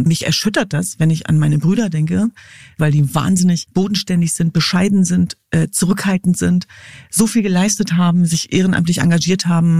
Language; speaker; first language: German; early bilingual, other home language; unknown